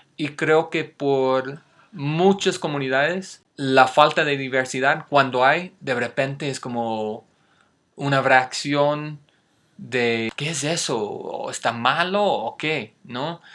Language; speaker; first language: Spanish; non-native, fluent; English